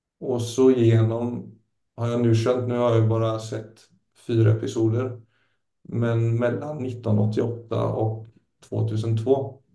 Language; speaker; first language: Swedish; native; Swedish